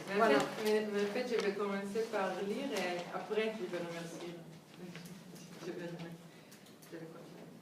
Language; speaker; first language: French; non-native, fluent; Hebrew